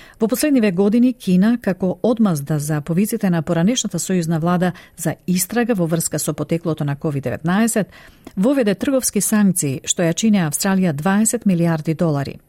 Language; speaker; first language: Macedonian; native; Macedonian